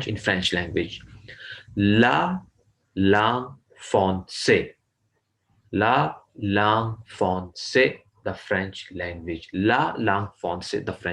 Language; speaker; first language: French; non-native, fluent; Urdu